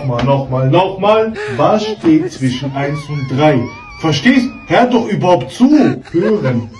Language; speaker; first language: German; native; German